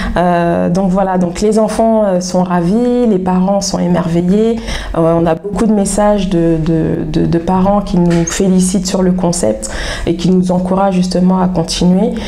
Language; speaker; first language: French; native; French